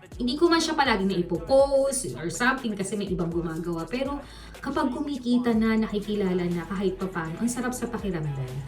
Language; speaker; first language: Filipino; native; Filipino